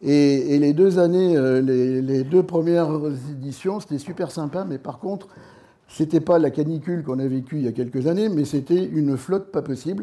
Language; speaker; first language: French; native; French